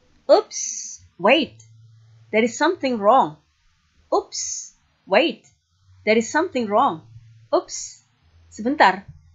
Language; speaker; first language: English; non-native, fluent; Indonesian